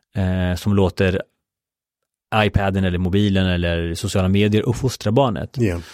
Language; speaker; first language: Swedish; early bilingual, other home language; Spanish